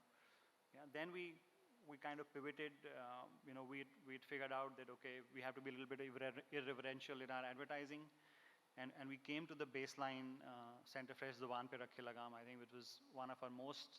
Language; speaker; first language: English; non-native, local second language; Hindi